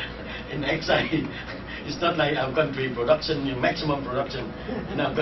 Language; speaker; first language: English; non-native, learner; Vietnamese